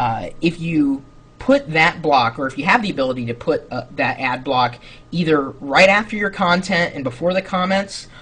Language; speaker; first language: English; native; English